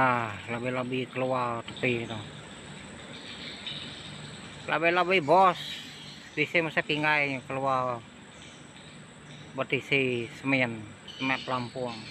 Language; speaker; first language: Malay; non-native, local second language; Iban